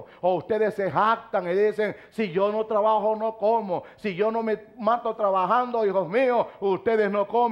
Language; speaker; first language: Spanish; native; Spanish